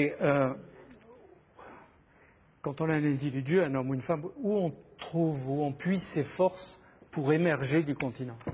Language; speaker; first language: French; native; French